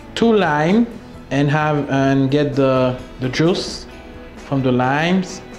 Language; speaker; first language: English; non-native, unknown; Haitian Creole